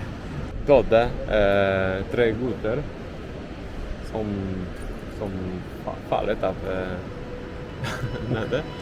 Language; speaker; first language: Norwegian; non-native, learner; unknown